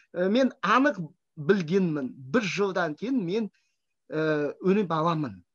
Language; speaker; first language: Kazakh; non-native, fluent; Russian